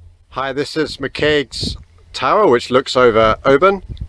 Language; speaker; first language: English; native; English